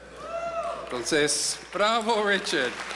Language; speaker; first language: Spanish; non-native, fluent; English